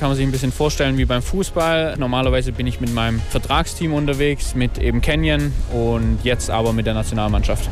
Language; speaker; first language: German; native; German